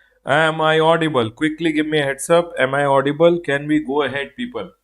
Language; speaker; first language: English; non-native, local second language; Hindi